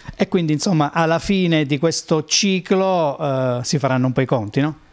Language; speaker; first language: Italian; native; Italian